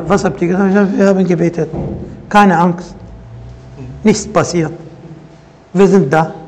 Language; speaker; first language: German; non-native, fluent; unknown